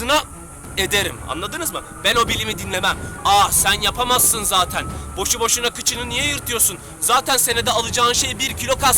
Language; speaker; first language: Turkish; native; Turkish